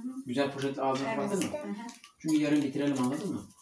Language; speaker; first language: Turkish; native; Turkish